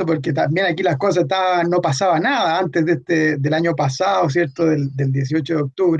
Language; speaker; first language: Spanish; native; Spanish